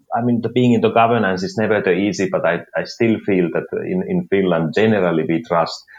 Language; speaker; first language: English; non-native, fluent; Finnish